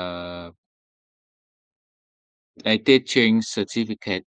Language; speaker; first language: English; non-native, learner; Vietnamese